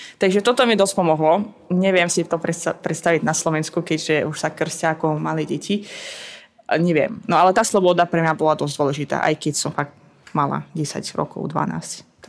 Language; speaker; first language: Slovak; non-native, fluent; Russian